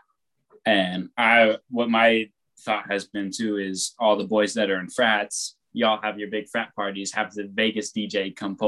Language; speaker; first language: English; native; English